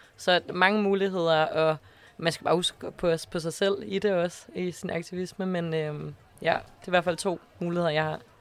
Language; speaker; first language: Danish; native; Danish